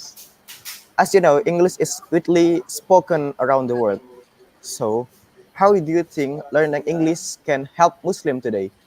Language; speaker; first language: English; non-native, learner; Indonesian